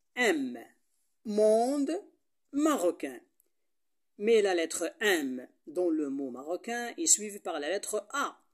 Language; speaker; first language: French; non-native, local second language; Arabic